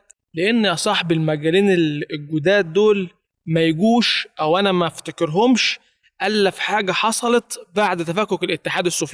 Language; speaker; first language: Arabic; native; Arabic